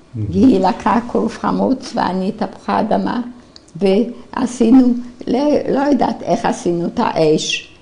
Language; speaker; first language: Hebrew; non-native, fluent; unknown